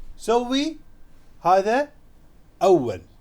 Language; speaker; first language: Arabic; non-native, fluent; Urdu